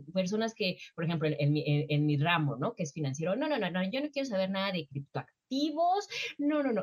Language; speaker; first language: Spanish; native; Spanish